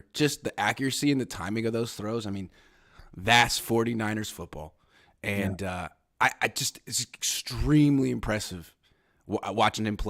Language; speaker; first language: English; native; English